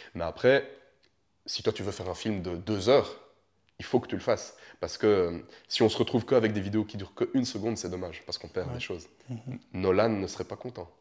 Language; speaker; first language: French; early bilingual, other home language; Romanian